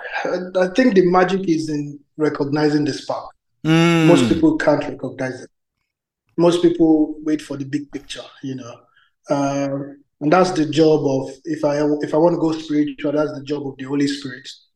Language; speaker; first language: English; non-native, local second language; Yoruba